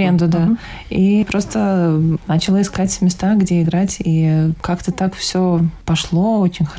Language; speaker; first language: Russian; native; Russian